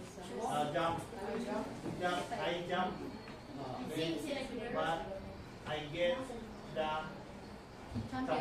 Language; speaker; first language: English; non-native, local second language; Cebuano